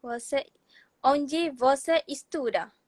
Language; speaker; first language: Portuguese; non-native, learner; Malay